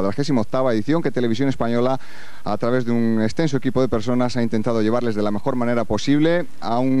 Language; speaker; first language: Spanish; native; Spanish